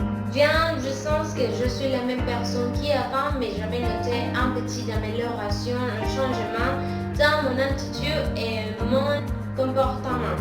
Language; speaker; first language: French; non-native, fluent; Spanish